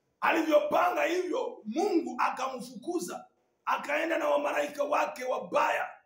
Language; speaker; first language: Swahili; non-native, local second language; Kinyarwanda